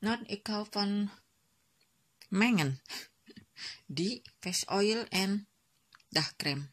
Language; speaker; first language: Dutch; non-native, learner; Indonesian